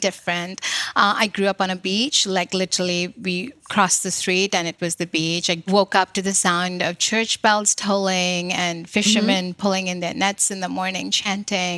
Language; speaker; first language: English; non-native, local second language; Malayalam